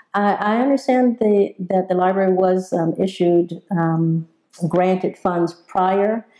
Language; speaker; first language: English; native; English